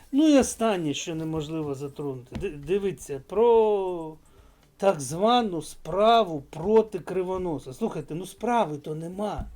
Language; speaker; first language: Ukrainian; non-native, local second language; Russian